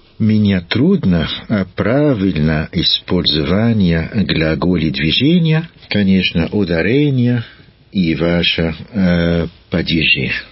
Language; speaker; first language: Russian; non-native, learner; French